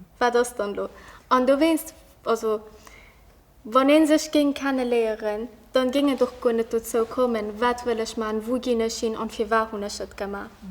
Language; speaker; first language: Luxembourgish; early bilingual, other home language; Persian